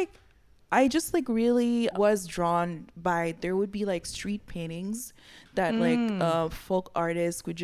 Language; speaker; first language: English; non-native, fluent; Haitian Creole